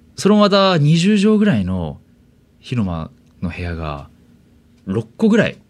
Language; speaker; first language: Japanese; early bilingual, heritage; English